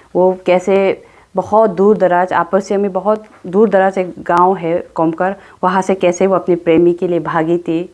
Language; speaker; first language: Hindi; non-native, local second language; Adi